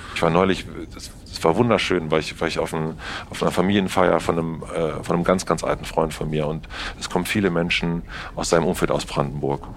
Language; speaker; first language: German; native; German